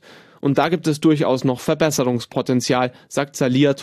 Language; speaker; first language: German; native; German